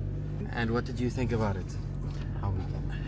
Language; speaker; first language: English; native; English